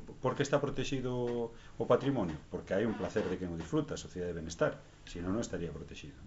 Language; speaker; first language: Spanish; non-native, local second language; Galician